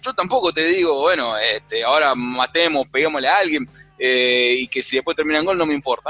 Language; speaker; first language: Spanish; native; Spanish